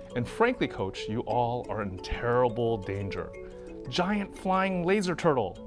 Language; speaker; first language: English; native; English